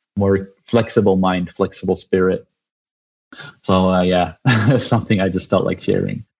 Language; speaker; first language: English; non-native, fluent; Dutch